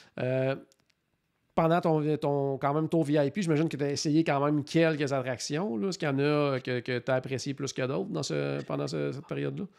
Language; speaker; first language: French; native; French